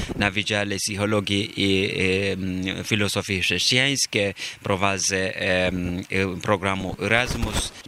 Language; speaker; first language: Polish; non-native, fluent; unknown